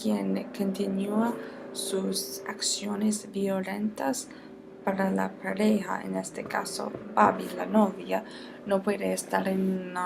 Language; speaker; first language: Spanish; non-native, fluent; English